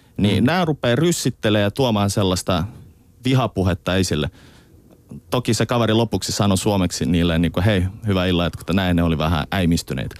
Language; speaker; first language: Finnish; early bilingual, other home language; Russian